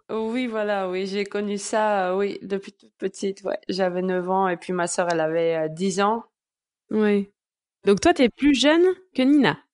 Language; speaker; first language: French; early bilingual, other home language; Georgian